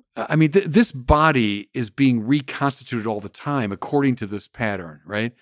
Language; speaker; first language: English; native; English